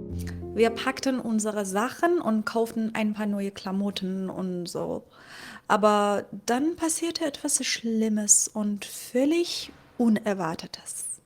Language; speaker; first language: German; non-native, fluent; Persian